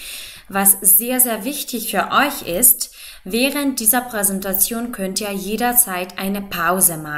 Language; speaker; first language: German; non-native, fluent; Macedonian